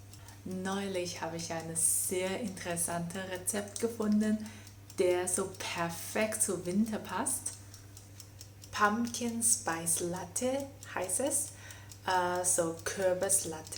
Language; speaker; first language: German; non-native, fluent; Chinese